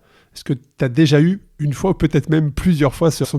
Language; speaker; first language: French; native; French